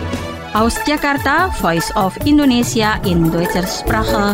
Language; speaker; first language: German; non-native, fluent; Indonesian